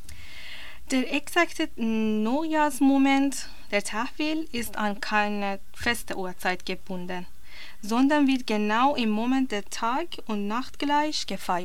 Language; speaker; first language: German; non-native, learner; Persian